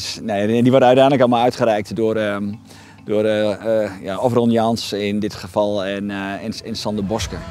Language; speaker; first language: Dutch; native; Dutch